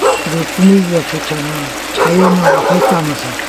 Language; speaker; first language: Korean; native; Korean